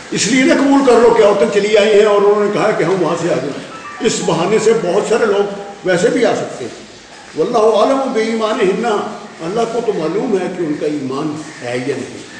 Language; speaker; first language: Urdu; non-native, local second language; Punjabi